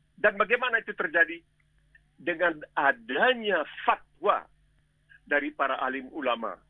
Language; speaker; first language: Indonesian; native; Indonesian